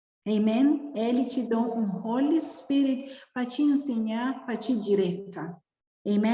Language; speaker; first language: Portuguese; non-native, learner; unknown